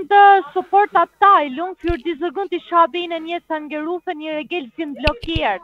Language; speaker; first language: German; non-native, learner; Italian